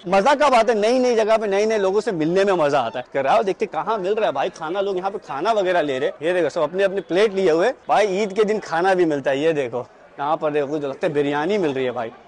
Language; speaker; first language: Hindi; non-native, local second language; Urdu